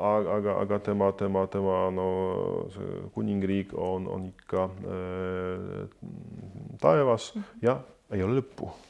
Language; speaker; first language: Estonian; non-native, fluent; Polish